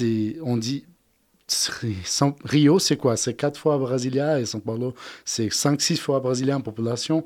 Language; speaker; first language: French; non-native, fluent; Portuguese